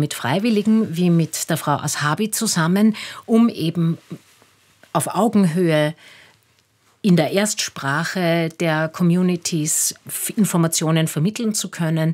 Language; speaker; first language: German; native; German